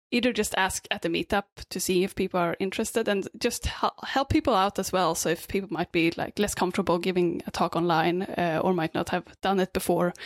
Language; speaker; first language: English; non-native, fluent; Swedish